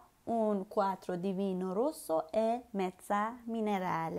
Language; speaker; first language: Italian; non-native, fluent; Persian